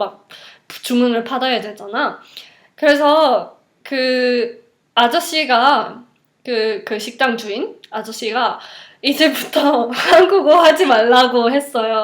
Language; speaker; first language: Korean; non-native, fluent; English